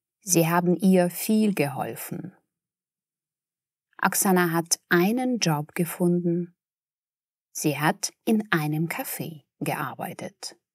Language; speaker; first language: German; non-native, fluent; Russian